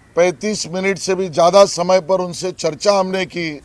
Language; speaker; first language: Hindi; non-native, local second language; Marathi